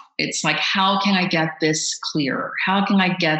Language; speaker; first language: English; native; English